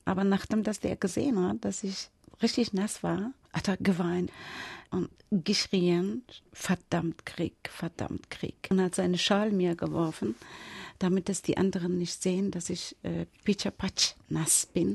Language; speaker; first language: German; non-native, fluent; Persian